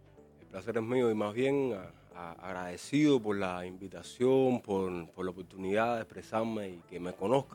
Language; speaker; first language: Spanish; native; Spanish